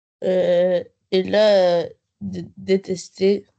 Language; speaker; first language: French; non-native, learner; Arabic